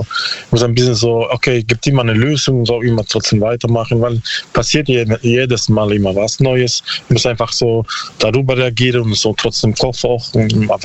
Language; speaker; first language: German; non-native, learner; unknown